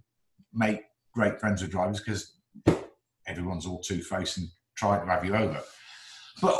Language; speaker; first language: English; native; English